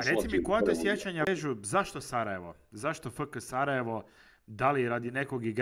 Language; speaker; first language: Croatian; native; Croatian